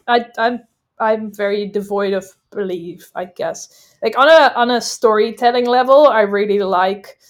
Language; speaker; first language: English; non-native, fluent; Dutch